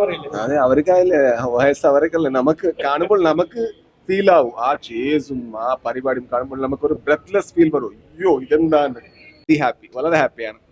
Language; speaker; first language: Malayalam; non-native, learner; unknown